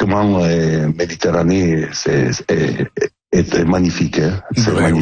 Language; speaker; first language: French; non-native, fluent; Italian